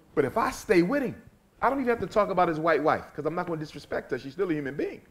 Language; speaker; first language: English; native; English